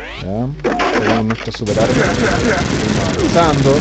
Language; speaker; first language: Spanish; native; Spanish